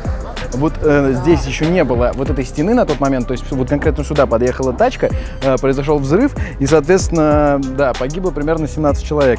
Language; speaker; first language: Russian; native; Russian